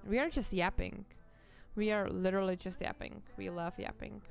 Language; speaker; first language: English; non-native, fluent; Czech